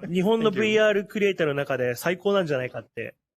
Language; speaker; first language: Japanese; native; Japanese